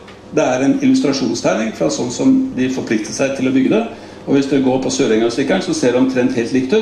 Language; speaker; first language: Norwegian; native; Norwegian